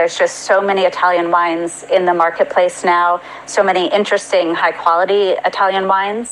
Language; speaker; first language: English; native; English